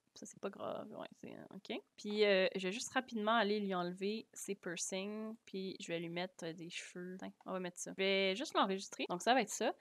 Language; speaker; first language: French; native; French